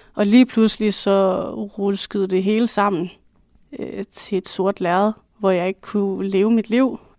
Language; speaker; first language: Danish; native; Danish